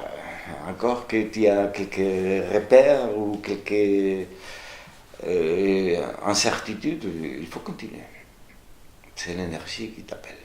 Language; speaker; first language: French; non-native, fluent; Spanish